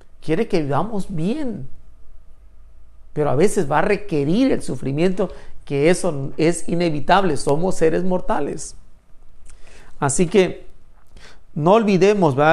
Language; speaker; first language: Spanish; native; Spanish